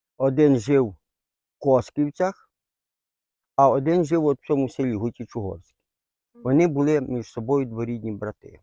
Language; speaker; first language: Ukrainian; native; Ukrainian